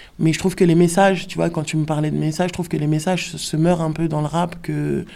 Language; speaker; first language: French; native; French